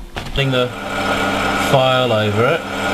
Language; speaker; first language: English; native; English